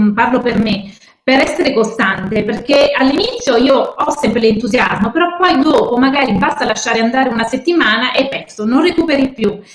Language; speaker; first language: Italian; native; Italian